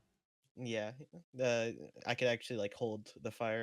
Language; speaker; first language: English; native; English